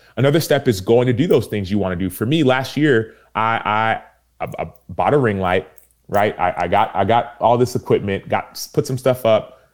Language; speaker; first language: English; early bilingual, other home language; Yoruba